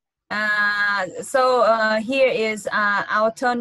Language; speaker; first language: English; non-native, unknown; Vietnamese